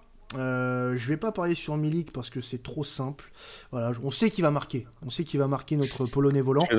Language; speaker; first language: French; native; French